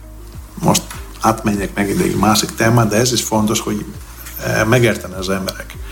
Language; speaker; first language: Hungarian; non-native, fluent; Greek